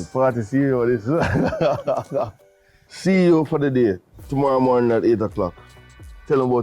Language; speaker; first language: English; native; English